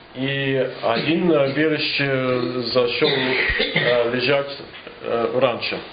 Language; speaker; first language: Russian; non-native, fluent; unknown